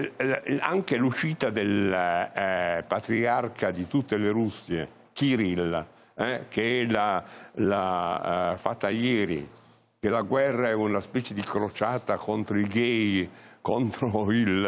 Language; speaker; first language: Italian; native; Italian